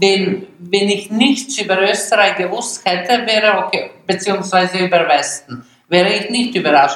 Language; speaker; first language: German; non-native, learner; Bosnian